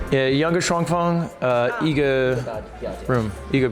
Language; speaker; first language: Chinese; non-native, learner; English